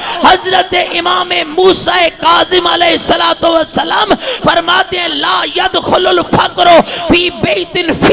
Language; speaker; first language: Urdu; native; Urdu